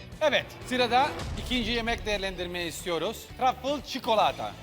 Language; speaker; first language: Turkish; native; Turkish